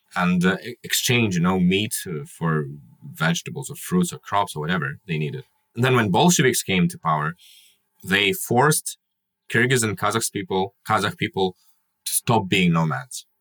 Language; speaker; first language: English; non-native, fluent; Kyrgyz